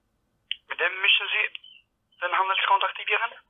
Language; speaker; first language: German; non-native, learner; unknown